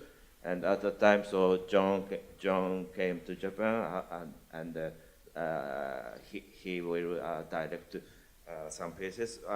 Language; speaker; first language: English; non-native, learner; Japanese